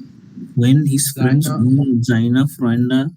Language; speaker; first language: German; non-native, learner; Hindi